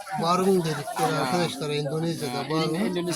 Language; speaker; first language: Indonesian; non-native, learner; Turkish